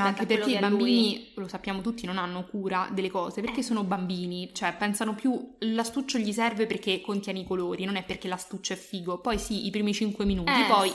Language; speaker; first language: Italian; native; Italian